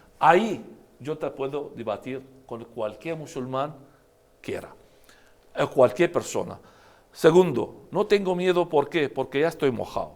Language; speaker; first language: Spanish; non-native, fluent; Arabic